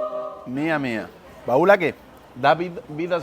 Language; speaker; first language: Arabic; non-native, learner; Spanish